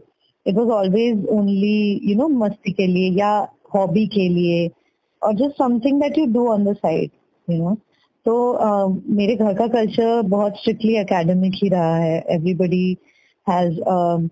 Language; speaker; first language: English; non-native, local second language; Bangla